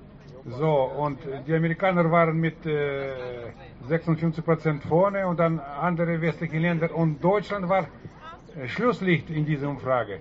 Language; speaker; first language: German; non-native, fluent; Russian